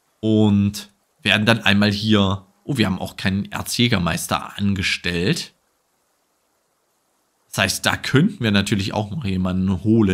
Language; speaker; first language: German; native; German